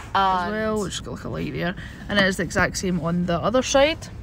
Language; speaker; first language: English; native; English